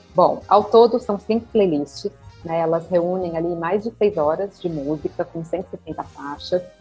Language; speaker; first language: Portuguese; native; Portuguese